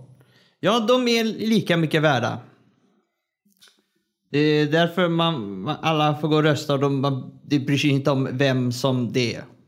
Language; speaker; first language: Swedish; native; Swedish